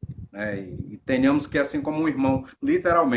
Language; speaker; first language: Portuguese; native; Portuguese